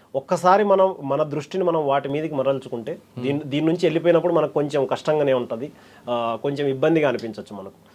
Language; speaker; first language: Telugu; native; Telugu